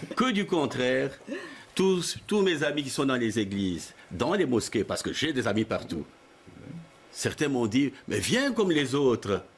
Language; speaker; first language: French; non-native, local second language; Lingala